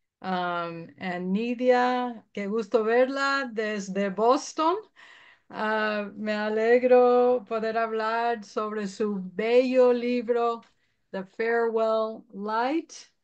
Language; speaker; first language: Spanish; early bilingual, heritage; Spanish